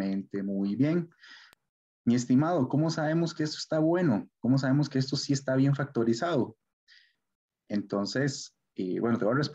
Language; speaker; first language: Spanish; native; Spanish